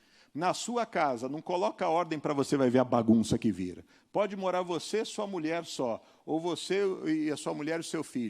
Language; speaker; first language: Portuguese; native; Portuguese